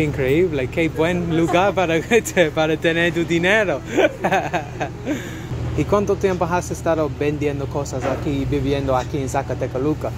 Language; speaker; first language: Spanish; non-native, learner; English